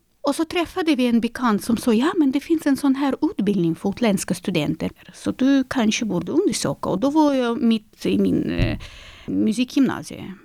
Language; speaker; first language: Swedish; non-native, fluent; Russian